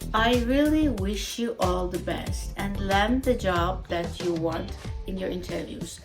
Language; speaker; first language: English; non-native, fluent; Turkish